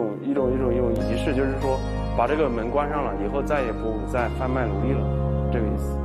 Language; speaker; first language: Chinese; native; Chinese